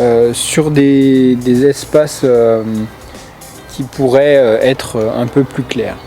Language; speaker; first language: French; native; French